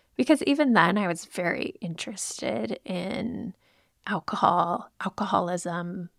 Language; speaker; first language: English; native; English